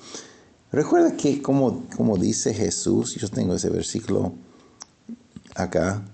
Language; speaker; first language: Spanish; non-native, fluent; English